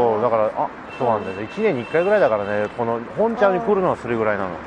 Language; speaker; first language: Japanese; native; Japanese